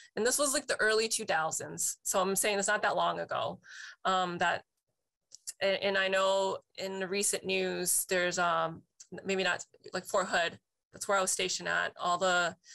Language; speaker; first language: English; native; English